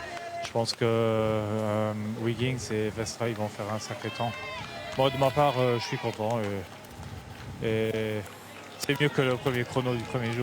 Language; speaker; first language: French; non-native, local second language; Luxembourgish